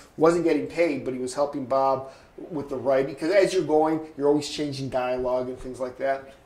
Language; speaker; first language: English; native; English